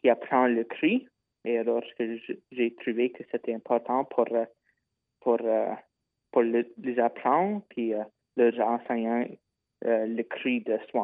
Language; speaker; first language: French; non-native, local second language; English